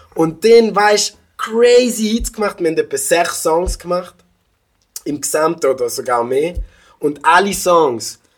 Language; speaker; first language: German; native; German